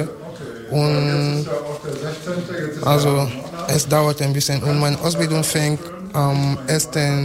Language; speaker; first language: German; non-native, learner; French